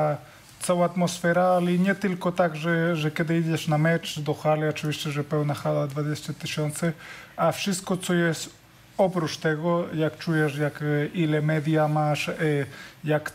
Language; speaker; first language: Polish; non-native, fluent; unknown